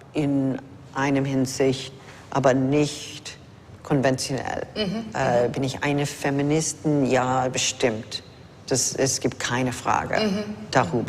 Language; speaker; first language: German; non-native, fluent; English